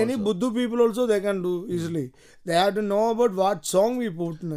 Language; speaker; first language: English; non-native, local second language; Malayalam